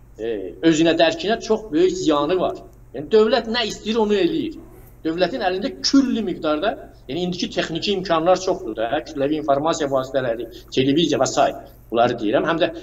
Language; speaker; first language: Azerbaijani; non-native, local second language; Talysh